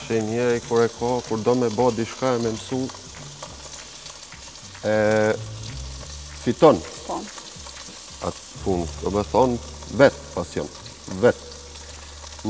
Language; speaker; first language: Albanian; early bilingual, heritage; Albanian